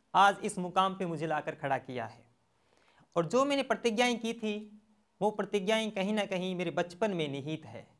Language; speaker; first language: Hindi; native; Hindi